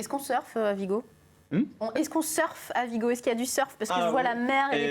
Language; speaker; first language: French; native; French